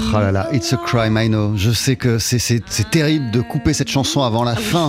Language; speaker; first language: French; native; French